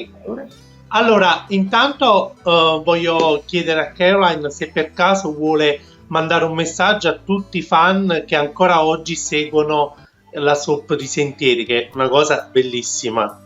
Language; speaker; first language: Italian; native; Italian